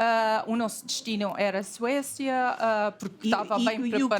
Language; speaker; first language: Portuguese; non-native, fluent; Arabic